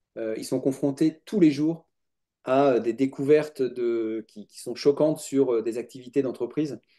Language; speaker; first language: French; native; French